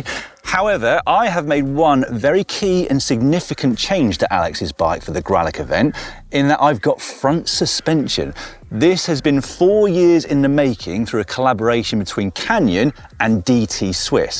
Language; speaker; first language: English; native; English